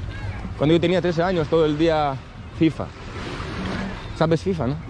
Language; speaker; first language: Spanish; non-native, learner; Greek